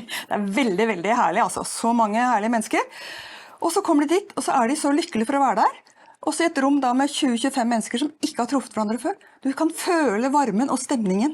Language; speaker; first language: Norwegian; native; Norwegian